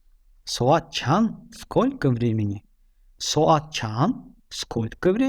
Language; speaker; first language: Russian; non-native, fluent; Tajik